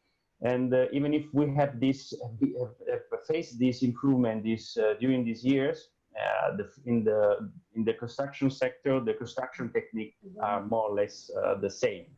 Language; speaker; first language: English; non-native, fluent; Italian